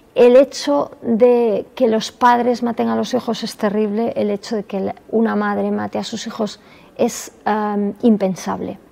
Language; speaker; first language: Spanish; non-native, local second language; Galician